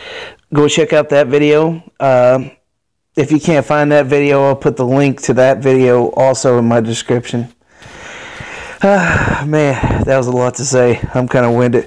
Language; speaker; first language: English; native; English